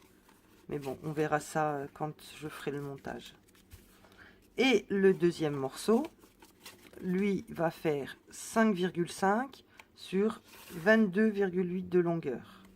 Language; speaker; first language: French; native; French